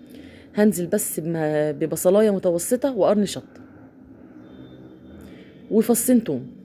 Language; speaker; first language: Arabic; native; Arabic